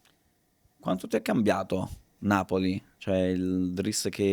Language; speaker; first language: Italian; native; Italian